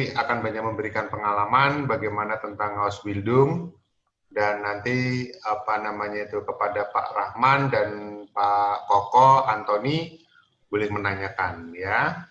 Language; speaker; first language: Indonesian; native; Indonesian